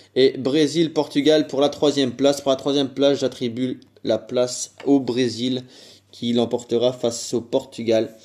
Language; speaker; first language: French; native; French